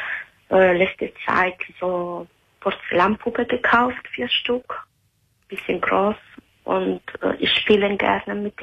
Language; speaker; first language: German; non-native, learner; Italian